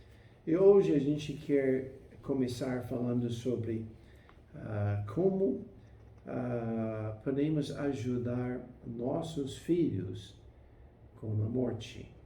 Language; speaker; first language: Portuguese; non-native, fluent; English